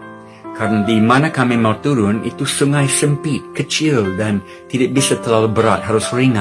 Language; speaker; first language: Indonesian; non-native, fluent; English